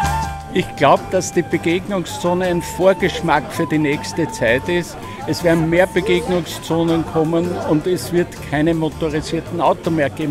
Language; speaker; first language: German; native; German